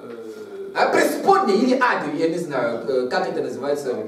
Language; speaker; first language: Russian; non-native, fluent; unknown